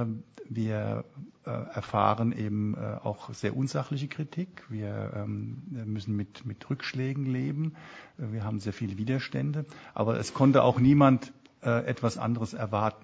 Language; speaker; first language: German; native; German